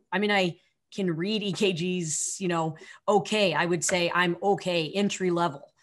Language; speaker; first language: English; native; English